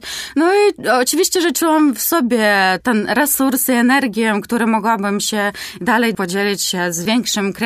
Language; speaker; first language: Polish; non-native, learner; Ukrainian